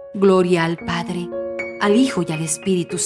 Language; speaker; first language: Spanish; native; Spanish